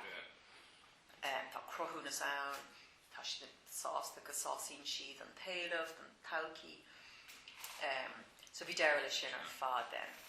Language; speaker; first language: Irish; non-native, local second language; English